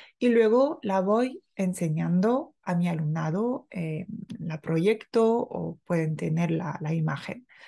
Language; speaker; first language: Spanish; non-native, fluent; French